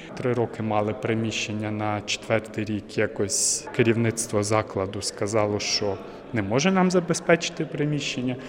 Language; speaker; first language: Ukrainian; native; Ukrainian